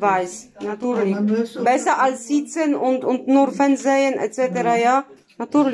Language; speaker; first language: German; non-native, learner; Polish